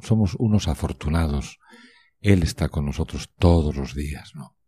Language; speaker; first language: Spanish; native; Spanish